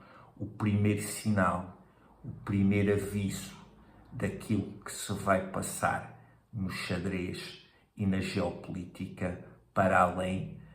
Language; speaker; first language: Portuguese; native; Portuguese